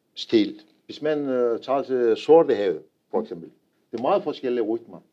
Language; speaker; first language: Danish; non-native, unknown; Turkish